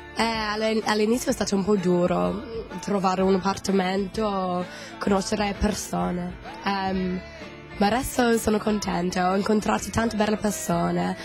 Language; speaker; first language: Italian; non-native, fluent; English